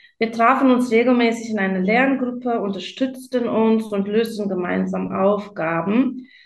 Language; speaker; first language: German; non-native, fluent; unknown